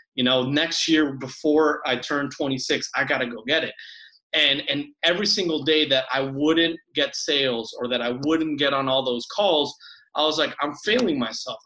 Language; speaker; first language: English; early bilingual, other home language; Spanish